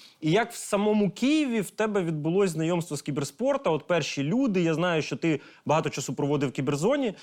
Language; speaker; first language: Ukrainian; non-native, local second language; Russian